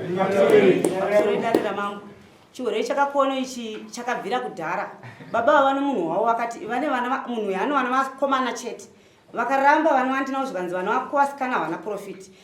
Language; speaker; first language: Shona; native; Shona